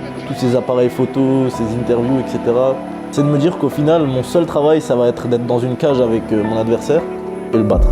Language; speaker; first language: French; early bilingual, other home language; Chechen